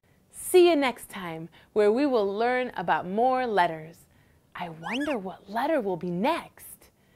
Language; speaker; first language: English; early bilingual, other home language; Spanish